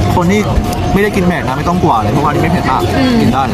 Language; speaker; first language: Thai; non-native, fluent; Indonesian